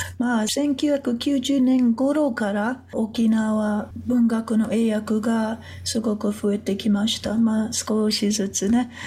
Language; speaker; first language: Japanese; non-native, fluent; English